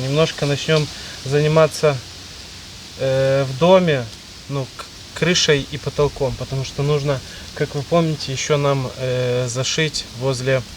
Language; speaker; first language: Russian; native; Russian